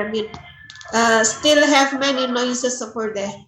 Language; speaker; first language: English; non-native, learner; Indonesian